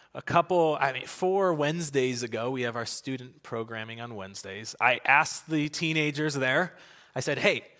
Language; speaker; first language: English; native; English